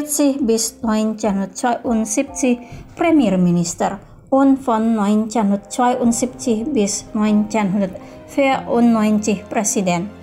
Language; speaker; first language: German; non-native, fluent; Indonesian